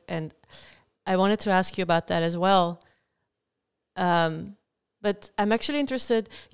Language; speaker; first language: English; non-native, fluent; Dutch